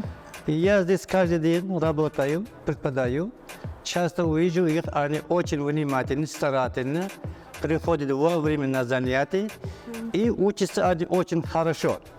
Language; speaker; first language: Russian; non-native, local second language; Uzbek